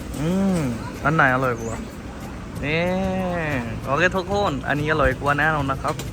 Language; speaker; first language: Thai; non-native, learner; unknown